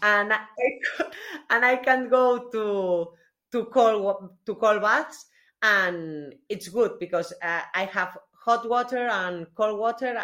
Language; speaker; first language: English; non-native, learner; Spanish